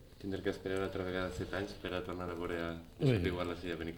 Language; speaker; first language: Catalan; native; Catalan